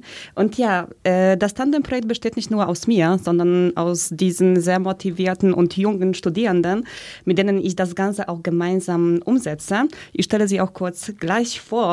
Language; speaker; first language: German; early bilingual, other home language; Polish